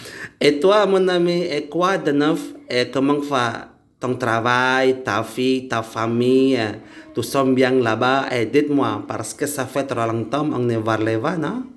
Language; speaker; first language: French; non-native, learner; Indonesian